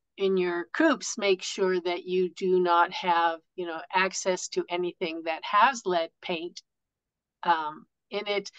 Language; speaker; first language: English; native; English